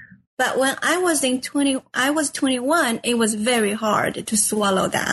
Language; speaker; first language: English; non-native, fluent; Chinese